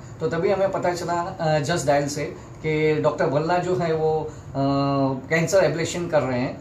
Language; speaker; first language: Hindi; native; Hindi